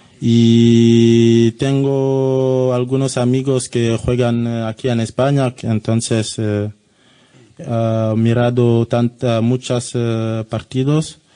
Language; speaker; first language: Spanish; non-native, learner; French